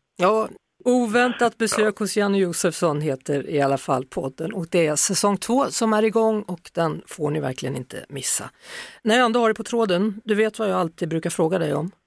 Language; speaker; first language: Swedish; native; Swedish